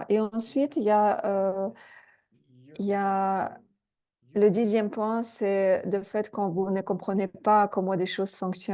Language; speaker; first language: French; non-native, fluent; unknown